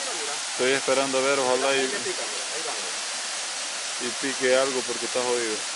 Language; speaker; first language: Spanish; native; Spanish